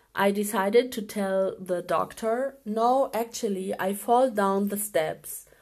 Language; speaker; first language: English; non-native, fluent; Urdu